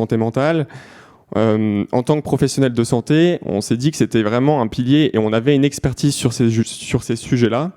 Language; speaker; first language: French; native; French